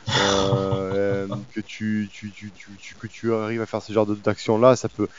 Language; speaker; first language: French; native; French